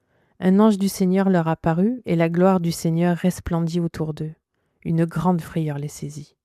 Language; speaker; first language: French; native; French